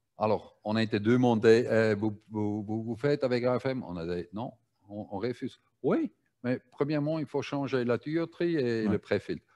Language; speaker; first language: French; non-native, learner; German